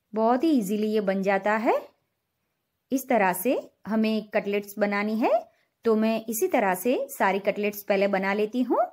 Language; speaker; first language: Hindi; non-native, local second language; Gujarati